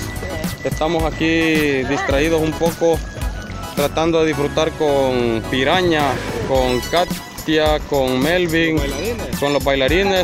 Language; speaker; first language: Spanish; native; Spanish